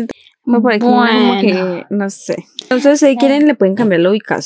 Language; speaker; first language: Spanish; native; Spanish